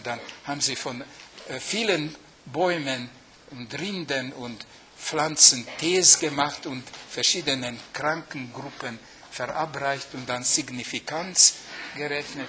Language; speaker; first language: German; non-native, fluent; Hungarian